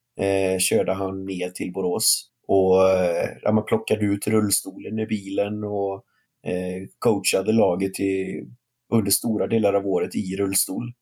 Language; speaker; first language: Swedish; native; Swedish